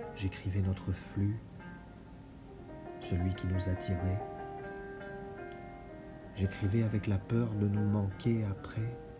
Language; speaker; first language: French; native; French